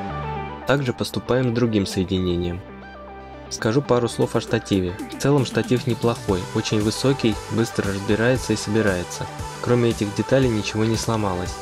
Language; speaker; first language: Russian; native; Russian